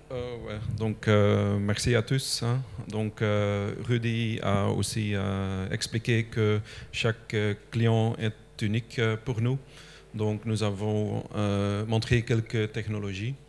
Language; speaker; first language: French; non-native, local second language; Dutch